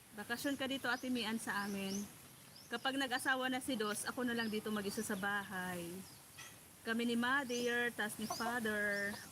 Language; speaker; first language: Filipino; non-native, local second language; Bikol